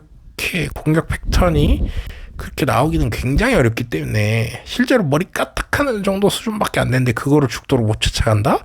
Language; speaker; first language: Korean; native; Korean